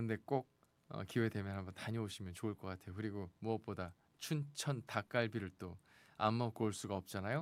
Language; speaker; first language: Korean; native; Korean